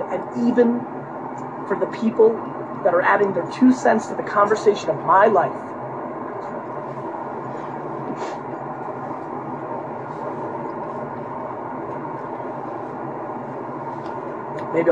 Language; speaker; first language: English; early bilingual, other home language; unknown